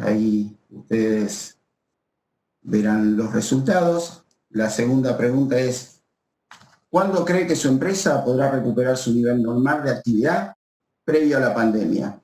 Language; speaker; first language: Spanish; native; Spanish